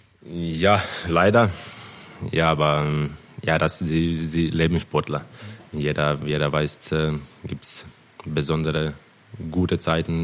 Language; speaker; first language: German; non-native, fluent; Croatian